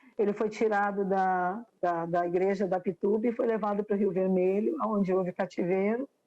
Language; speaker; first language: Portuguese; native; Portuguese